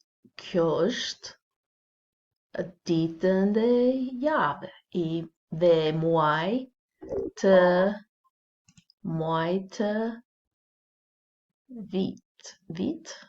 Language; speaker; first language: Albanian; non-native, learner; English